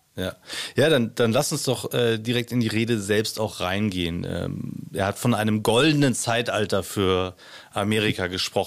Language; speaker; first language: German; native; German